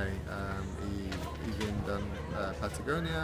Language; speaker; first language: Welsh; non-native, learner; English